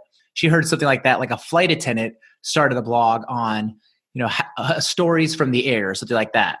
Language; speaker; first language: English; native; English